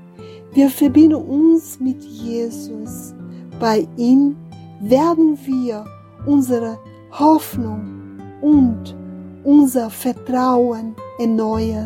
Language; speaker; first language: German; non-native, fluent; Portuguese